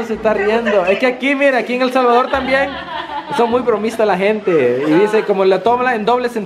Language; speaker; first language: Spanish; native; Spanish